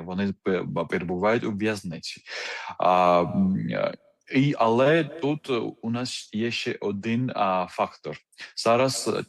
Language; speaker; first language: Ukrainian; non-native, fluent; Georgian